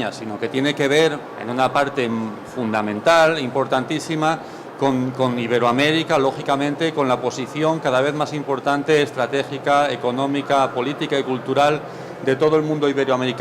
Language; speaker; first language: Spanish; native; Spanish